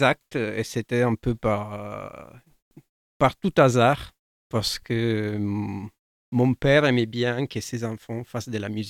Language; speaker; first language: French; non-native, fluent; Italian